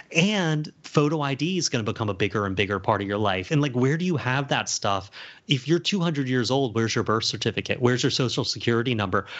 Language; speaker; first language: English; native; English